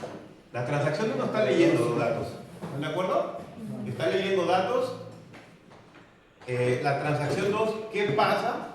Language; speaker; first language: Spanish; native; Spanish